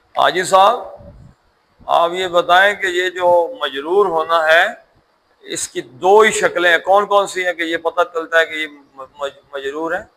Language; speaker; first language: Urdu; non-native, local second language; Punjabi